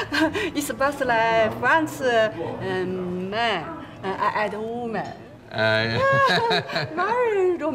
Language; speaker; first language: English; non-native, learner; Chinese